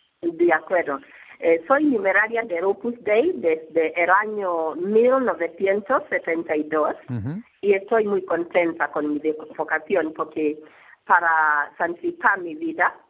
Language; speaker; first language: Spanish; non-native, learner; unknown